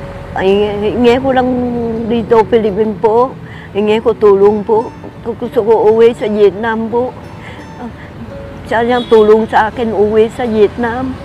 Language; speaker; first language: Filipino; non-native, learner; Vietnamese